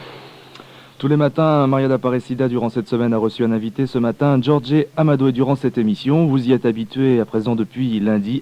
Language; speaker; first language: French; native; French